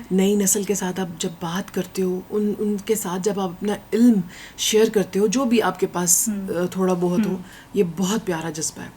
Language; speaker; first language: Urdu; non-native, local second language; Punjabi